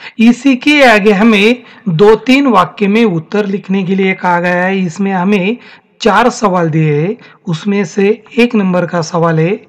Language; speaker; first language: Hindi; non-native, local second language; Marathi